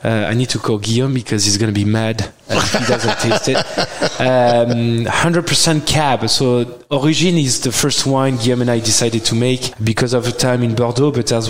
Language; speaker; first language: English; non-native, fluent; French